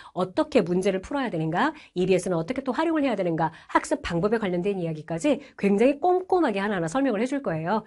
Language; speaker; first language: Korean; native; Korean